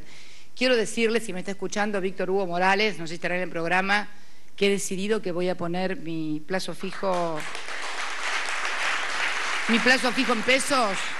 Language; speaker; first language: Spanish; native; Spanish